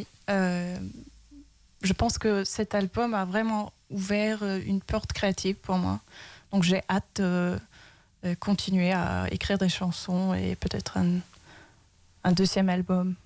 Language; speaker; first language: French; early bilingual, heritage; Danish